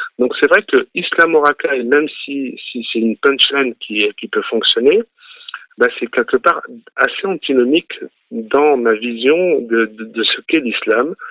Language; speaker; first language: French; early bilingual, other home language; Arabic